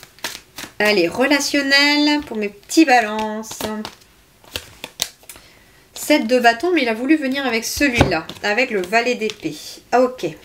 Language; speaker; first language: French; native; French